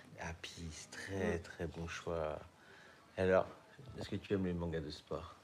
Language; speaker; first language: French; native; French